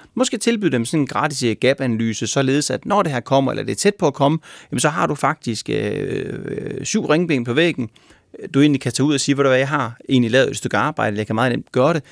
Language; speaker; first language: Danish; native; Danish